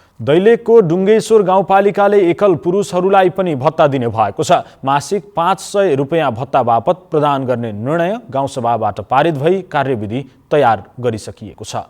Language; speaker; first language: Nepali; native; Nepali